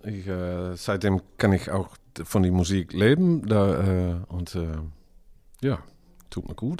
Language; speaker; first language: German; non-native, learner; Dutch